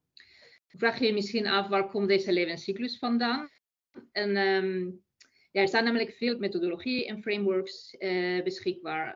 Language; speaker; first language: Dutch; non-native, fluent; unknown